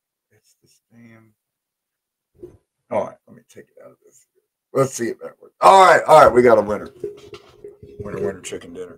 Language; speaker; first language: English; native; English